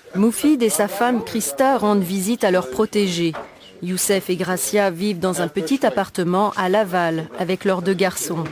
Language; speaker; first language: French; native; French